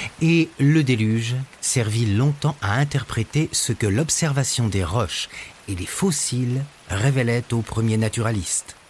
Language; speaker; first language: French; native; French